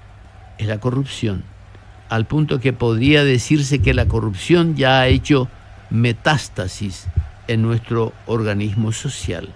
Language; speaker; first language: Spanish; native; Spanish